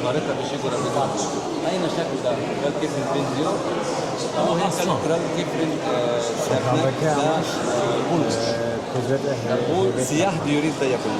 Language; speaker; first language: Turkish; non-native, learner; Arabic